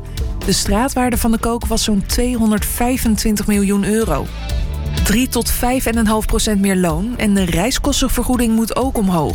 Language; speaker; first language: Dutch; native; Dutch